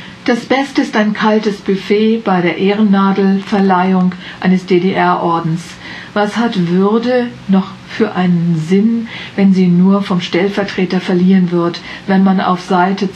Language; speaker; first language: German; native; German